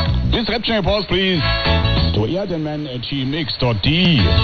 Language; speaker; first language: English; non-native, learner; German